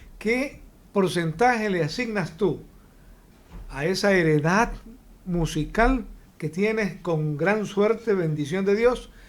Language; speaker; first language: Spanish; native; Spanish